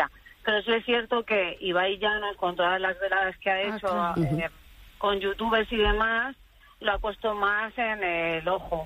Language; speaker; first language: Spanish; native; Spanish